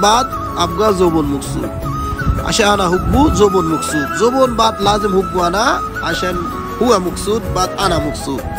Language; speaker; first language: Arabic; non-native, learner; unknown